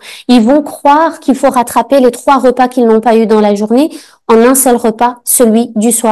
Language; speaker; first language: French; native; French